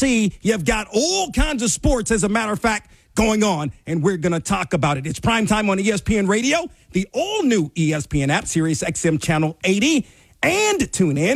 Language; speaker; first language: English; native; English